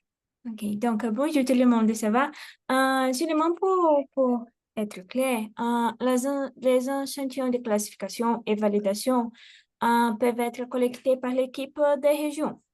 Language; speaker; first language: French; non-native, fluent; Portuguese